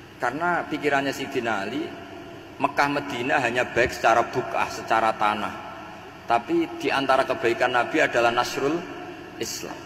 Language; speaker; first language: Indonesian; non-native, local second language; Javanese